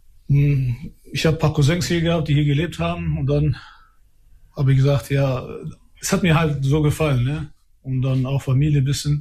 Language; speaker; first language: German; early bilingual, other home language; Albanian